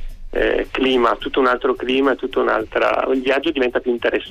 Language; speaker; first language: Italian; native; Italian